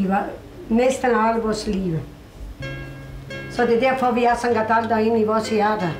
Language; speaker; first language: Danish; non-native, learner; Italian